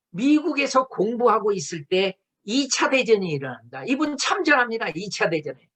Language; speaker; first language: Korean; native; Korean